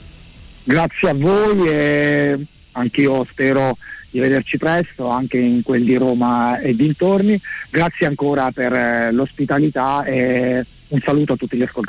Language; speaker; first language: Italian; native; Italian